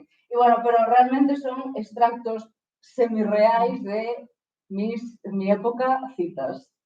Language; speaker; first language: Spanish; non-native, local second language; Galician